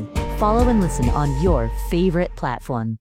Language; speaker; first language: English; native; English